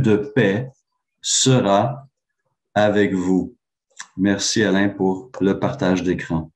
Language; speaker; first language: French; native; French